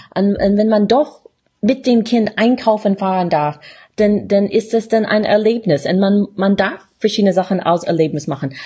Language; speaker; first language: German; non-native, fluent; English